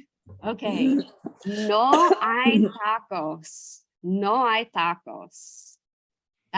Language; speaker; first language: Spanish; non-native, fluent; English